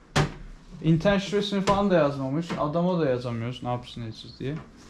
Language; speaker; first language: Turkish; native; Turkish